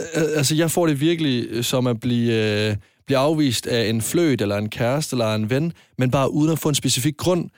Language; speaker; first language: Danish; native; Danish